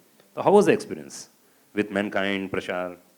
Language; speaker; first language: Hindi; native; Hindi